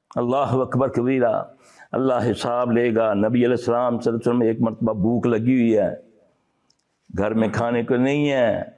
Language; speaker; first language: Urdu; non-native, local second language; Punjabi